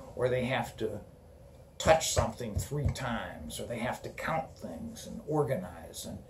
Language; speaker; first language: English; native; English